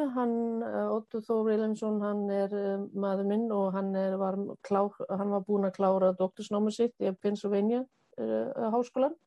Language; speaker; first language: Icelandic; non-native, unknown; German